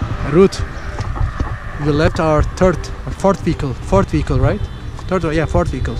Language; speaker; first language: English; non-native, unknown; Turkish